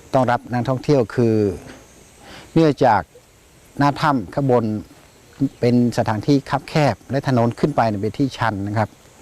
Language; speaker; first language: Thai; native; Thai